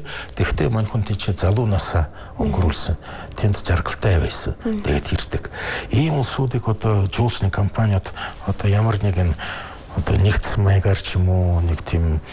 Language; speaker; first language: Mongolian; non-native, fluent; Russian